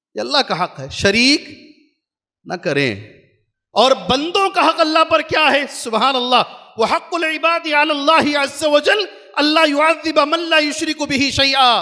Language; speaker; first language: Hindi; non-native, local second language; Urdu